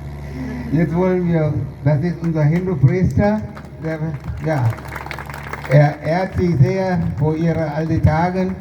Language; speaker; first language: German; non-native, fluent; Tamil